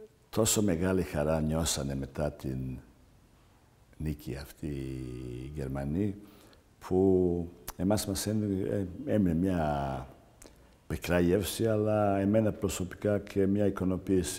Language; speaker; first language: Greek; non-native, fluent; Serbian